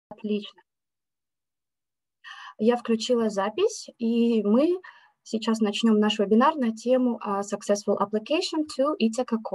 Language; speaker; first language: Russian; native; Russian